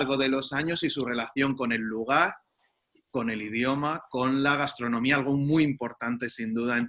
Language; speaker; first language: Spanish; native; Spanish